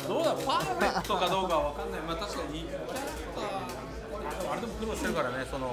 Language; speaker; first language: Japanese; native; Japanese